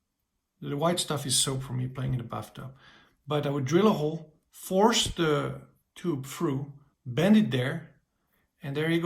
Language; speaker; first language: English; native; English